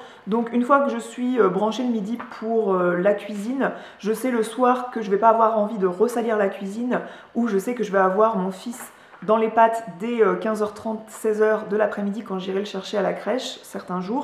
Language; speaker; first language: French; native; French